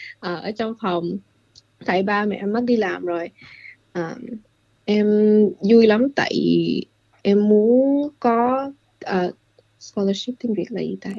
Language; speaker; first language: Vietnamese; early bilingual, heritage; English